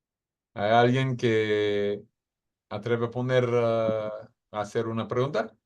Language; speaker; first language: Spanish; non-native, fluent; English